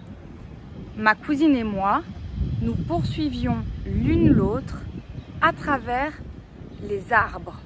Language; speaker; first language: French; native; French